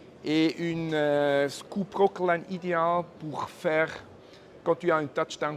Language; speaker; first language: French; non-native, fluent; German